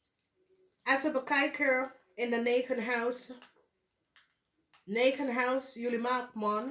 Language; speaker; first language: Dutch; non-native, fluent; English